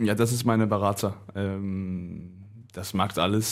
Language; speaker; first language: German; non-native, learner; Danish